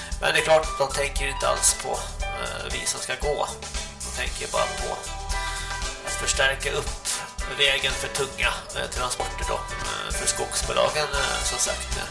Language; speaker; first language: Swedish; native; Swedish